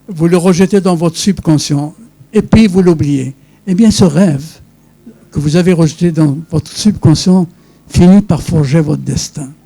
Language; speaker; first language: French; non-native, local second language; Arabic